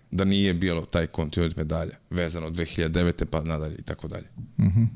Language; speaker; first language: Serbian; native; Serbian